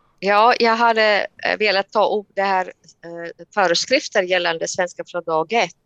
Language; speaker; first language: Swedish; non-native, fluent; Latvian